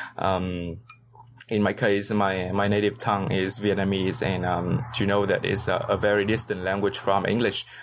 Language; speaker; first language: English; non-native, learner; Vietnamese